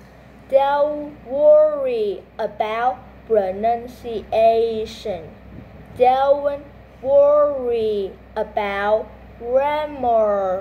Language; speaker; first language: English; non-native, learner; Vietnamese